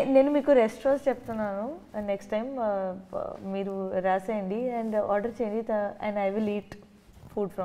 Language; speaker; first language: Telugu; non-native, learner; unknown